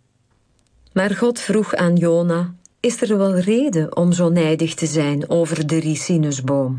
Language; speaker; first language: Dutch; native; Dutch